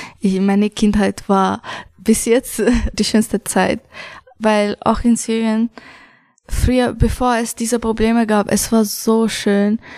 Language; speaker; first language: German; early bilingual, other home language; Arabic